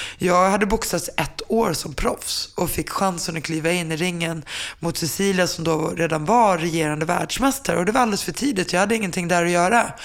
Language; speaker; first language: Swedish; early bilingual, other home language; Finnish